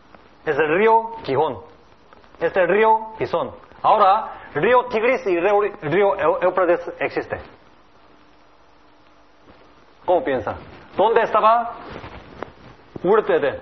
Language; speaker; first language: Spanish; non-native, learner; Korean